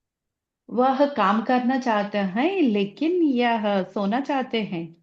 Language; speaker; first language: Hindi; non-native, learner; Telugu